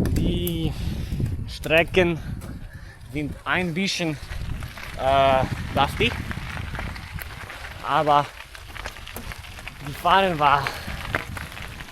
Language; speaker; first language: German; non-native, learner; Slovak